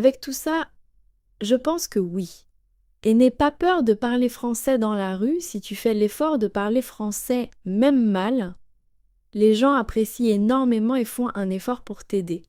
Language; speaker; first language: French; native; French